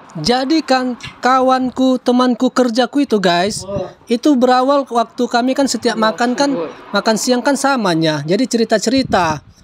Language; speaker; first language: Indonesian; native; Indonesian